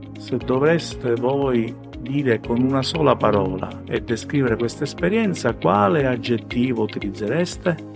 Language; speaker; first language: Italian; native; Italian